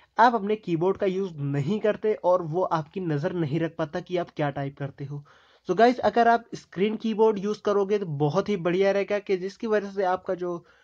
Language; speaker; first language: Hindi; native; Hindi